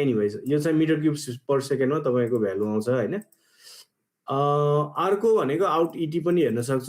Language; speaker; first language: Nepali; native; Nepali